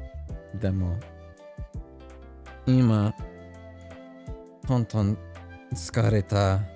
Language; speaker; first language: Japanese; non-native, learner; English